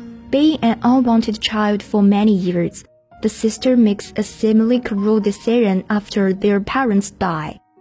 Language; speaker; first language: English; non-native, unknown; Chinese